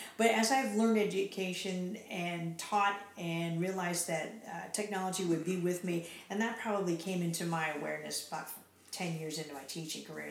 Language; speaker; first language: English; native; English